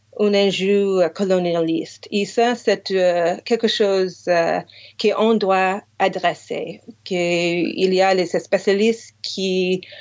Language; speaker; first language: French; non-native, fluent; English